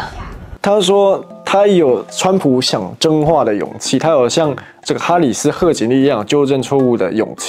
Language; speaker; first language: Chinese; native; Chinese